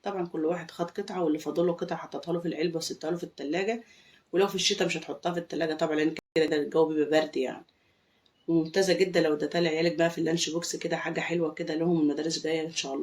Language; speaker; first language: Arabic; native; Arabic